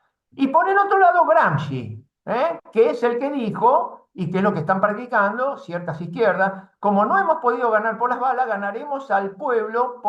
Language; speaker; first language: Spanish; native; Spanish